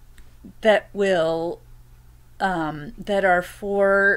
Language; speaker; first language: English; native; English